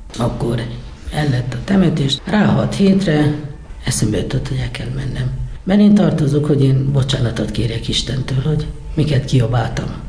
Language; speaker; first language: Hungarian; native; Hungarian